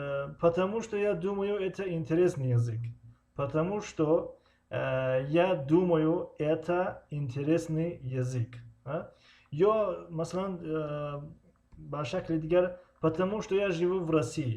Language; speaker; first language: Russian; non-native, local second language; Tajik